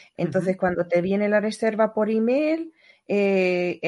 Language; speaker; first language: Spanish; non-native, fluent; Hungarian